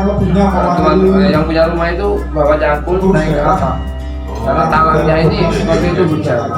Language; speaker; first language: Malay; non-native, local second language; Javanese